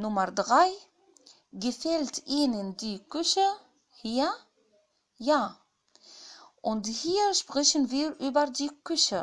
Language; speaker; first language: German; non-native, fluent; Arabic